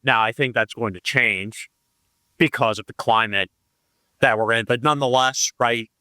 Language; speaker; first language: English; native; English